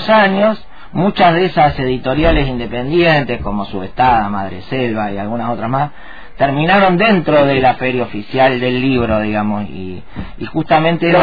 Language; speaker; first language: Spanish; native; Spanish